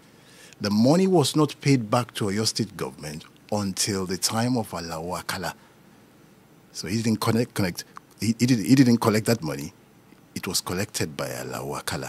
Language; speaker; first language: English; non-native, local second language; Yoruba